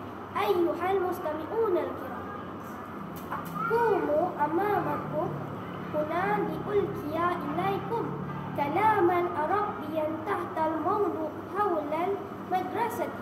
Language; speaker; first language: Arabic; non-native, learner; Malay